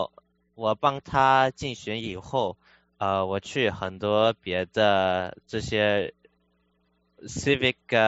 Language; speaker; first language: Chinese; early bilingual, heritage; Chinese